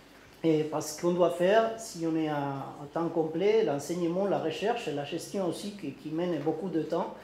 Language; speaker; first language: French; non-native, learner; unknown